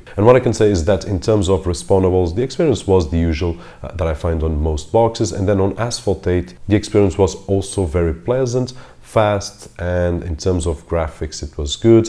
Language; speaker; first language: English; non-native, fluent; Portuguese